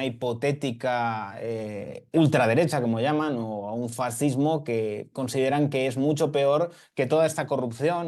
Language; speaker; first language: Spanish; native; Spanish